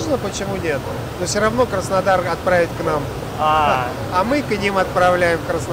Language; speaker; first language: Russian; non-native, local second language; Uzbek